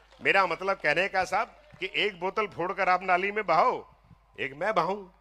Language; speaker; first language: Hindi; non-native, local second language; Punjabi